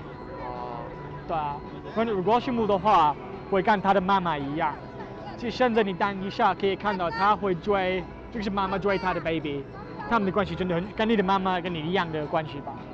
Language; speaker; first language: Chinese; non-native, learner; English